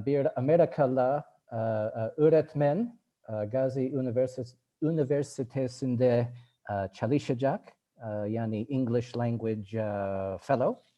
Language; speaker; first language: Turkish; non-native, learner; English